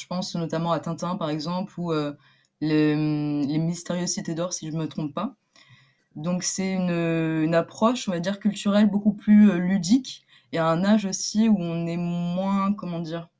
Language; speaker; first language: French; native; French